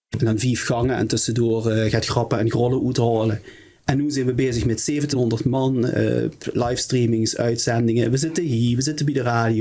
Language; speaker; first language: Dutch; native; Dutch